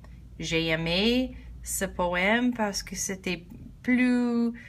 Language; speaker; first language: French; non-native, learner; English